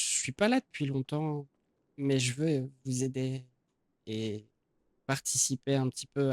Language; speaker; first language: French; native; French